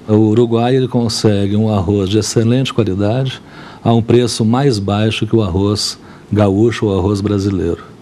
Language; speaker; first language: Portuguese; native; Portuguese